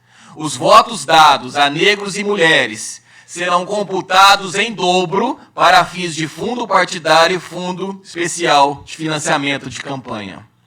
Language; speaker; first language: Portuguese; native; Portuguese